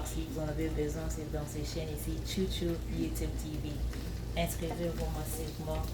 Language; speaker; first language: French; non-native, local second language; Lingala